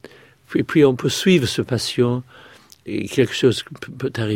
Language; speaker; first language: French; non-native, fluent; English